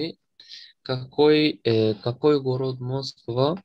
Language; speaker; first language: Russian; non-native, learner; French